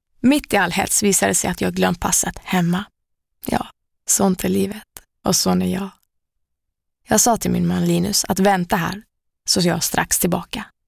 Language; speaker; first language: Swedish; early bilingual, other home language; Persian